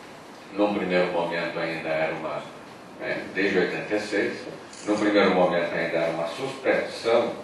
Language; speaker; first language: Portuguese; native; Portuguese